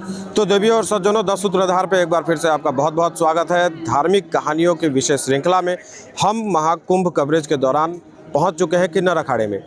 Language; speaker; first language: Hindi; native; Hindi